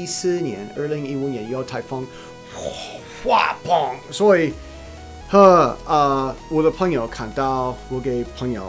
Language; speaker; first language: Chinese; non-native, learner; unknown